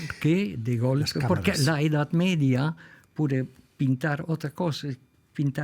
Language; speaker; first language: Spanish; non-native, fluent; Dutch